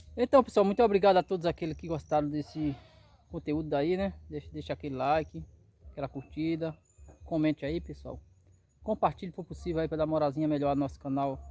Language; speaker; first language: Portuguese; native; Portuguese